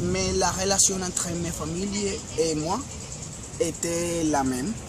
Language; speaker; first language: French; non-native, learner; Spanish